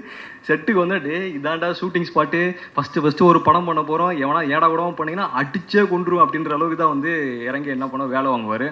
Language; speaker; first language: Tamil; native; Tamil